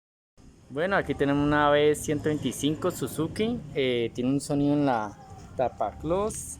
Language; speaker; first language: Spanish; native; Spanish